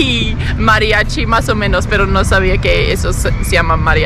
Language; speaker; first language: Spanish; non-native, learner; English